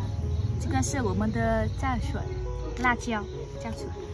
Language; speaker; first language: Chinese; non-native, learner; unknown